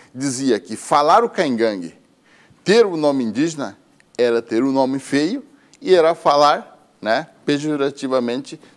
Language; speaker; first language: Portuguese; native; Portuguese